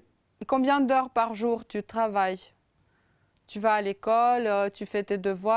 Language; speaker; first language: French; non-native, fluent; Romanian